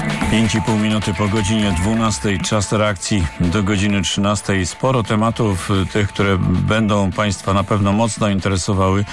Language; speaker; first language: Polish; native; Polish